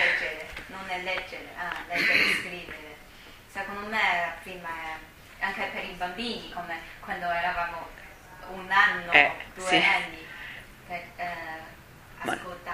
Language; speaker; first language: Italian; non-native, learner; Chinese